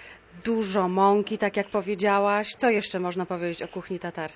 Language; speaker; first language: Polish; native; Polish